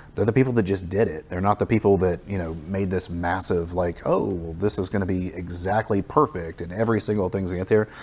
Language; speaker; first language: English; native; English